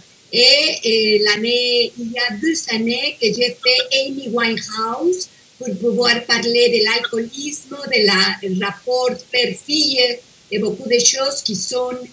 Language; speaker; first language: French; non-native, fluent; Spanish